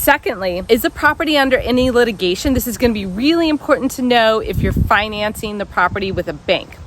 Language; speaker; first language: English; native; English